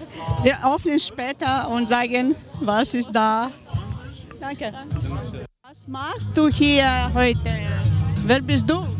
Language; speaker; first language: German; non-native, learner; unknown